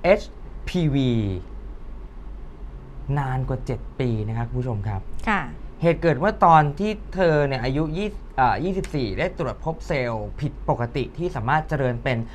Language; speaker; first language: Thai; native; Thai